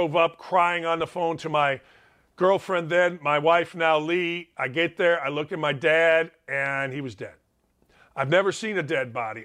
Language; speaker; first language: English; early bilingual, other home language; Serbian